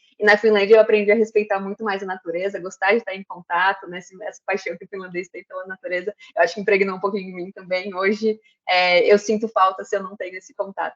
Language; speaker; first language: Portuguese; native; Portuguese